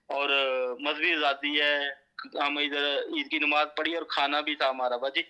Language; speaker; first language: Urdu; non-native, local second language; Punjabi